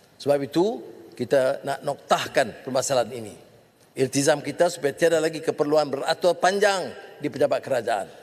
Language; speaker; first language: Malay; native; Malay